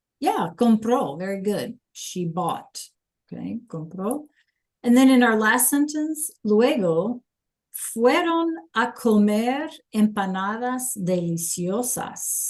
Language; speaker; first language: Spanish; non-native, fluent; English